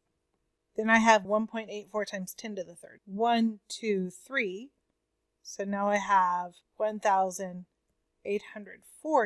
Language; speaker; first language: English; native; English